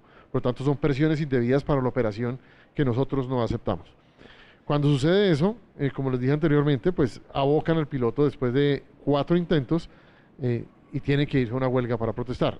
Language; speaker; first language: Spanish; native; Spanish